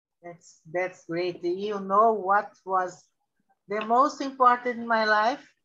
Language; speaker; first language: English; non-native, learner; Portuguese